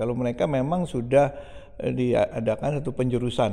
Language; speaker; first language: Indonesian; native; Indonesian